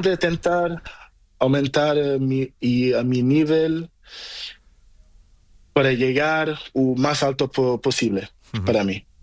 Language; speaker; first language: Spanish; non-native, learner; Portuguese